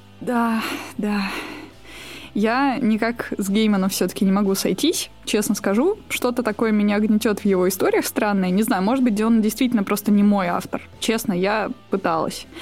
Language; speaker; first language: Russian; native; Russian